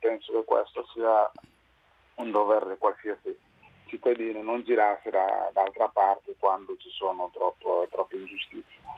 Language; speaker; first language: Italian; non-native, fluent; Upper Guinea Crioulo